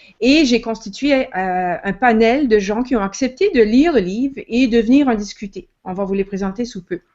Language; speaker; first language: French; native; French